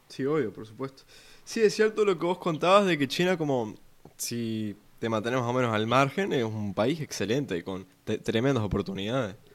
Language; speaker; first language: Spanish; native; Spanish